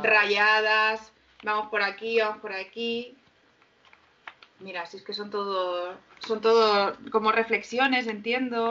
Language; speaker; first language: Spanish; native; Spanish